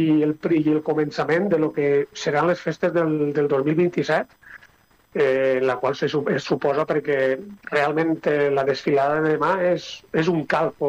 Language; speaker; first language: Catalan; native; Catalan